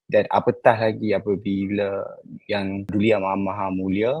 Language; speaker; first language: Malay; native; Malay